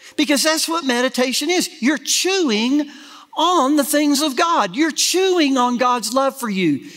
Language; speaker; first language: English; native; English